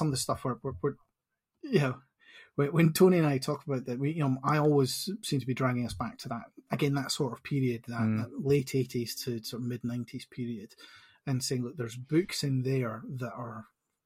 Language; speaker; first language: English; native; English